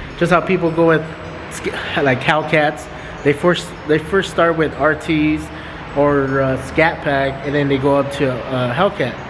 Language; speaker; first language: English; native; English